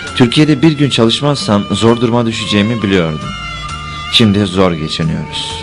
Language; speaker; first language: Turkish; non-native, fluent; Uyghur